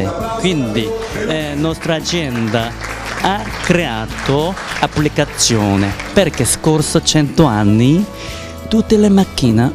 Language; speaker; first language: Italian; non-native, learner; Korean